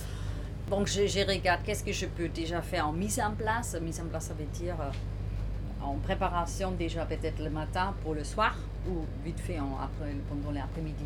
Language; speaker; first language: French; non-native, learner; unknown